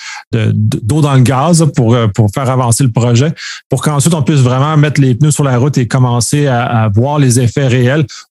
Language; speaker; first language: French; native; French